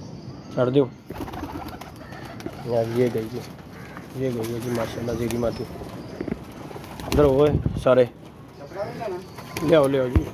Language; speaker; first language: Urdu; non-native, local second language; Punjabi